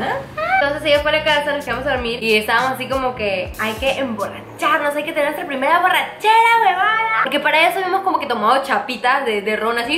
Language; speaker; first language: Spanish; native; Spanish